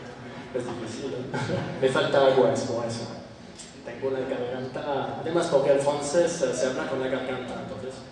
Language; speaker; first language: Spanish; non-native, fluent; French